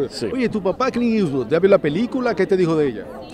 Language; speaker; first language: Spanish; native; Spanish